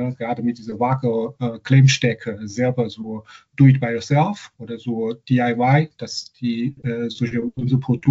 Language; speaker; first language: German; non-native, fluent; Chinese